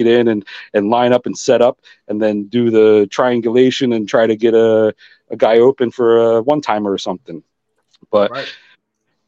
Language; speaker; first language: English; native; English